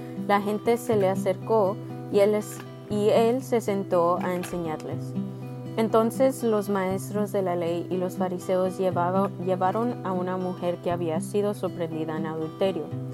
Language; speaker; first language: Spanish; early bilingual, heritage; Spanish